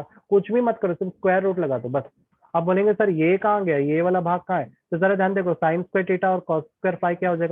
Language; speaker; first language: Hindi; native; Hindi